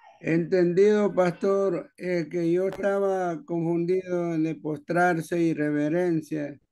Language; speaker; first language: Spanish; native; Spanish